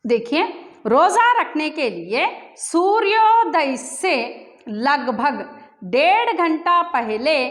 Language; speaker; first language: Hindi; non-native, local second language; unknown